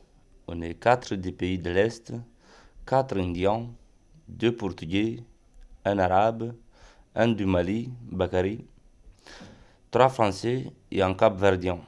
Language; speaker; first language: French; non-native, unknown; Romanian